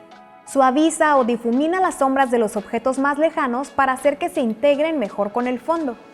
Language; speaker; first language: Spanish; native; Spanish